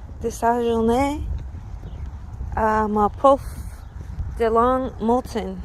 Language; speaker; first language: French; non-native, learner; Spanish